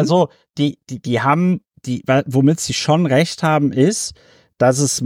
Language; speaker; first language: German; native; German